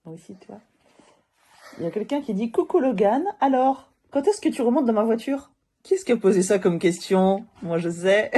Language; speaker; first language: French; native; French